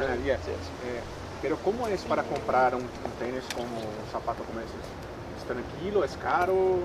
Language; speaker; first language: Spanish; non-native, fluent; Portuguese